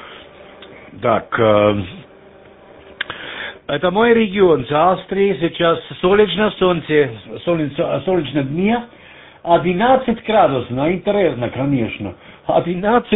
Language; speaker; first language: Russian; non-native, learner; German